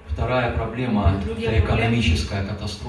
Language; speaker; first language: Russian; native; Russian